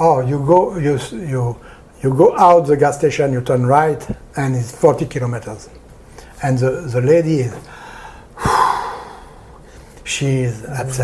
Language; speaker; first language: English; non-native, learner; French